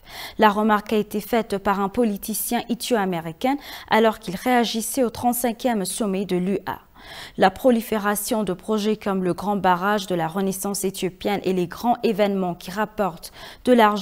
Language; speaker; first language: French; non-native, fluent; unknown